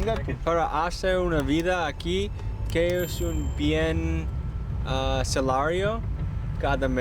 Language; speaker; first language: Spanish; non-native, learner; English